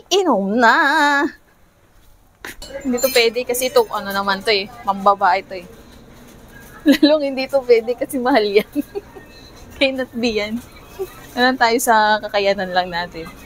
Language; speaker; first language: Filipino; native; Filipino